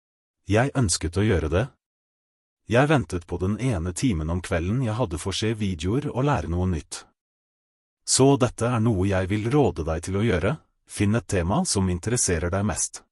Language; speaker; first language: Norwegian; non-native, fluent; Russian